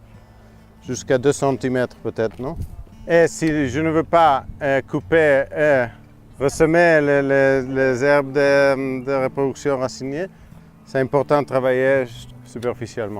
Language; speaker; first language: French; non-native, fluent; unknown